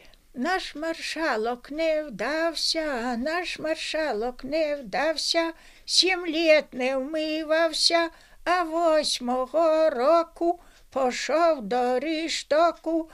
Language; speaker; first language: Ukrainian; native; Ukrainian